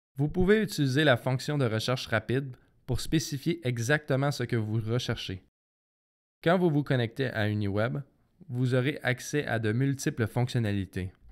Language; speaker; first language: French; native; French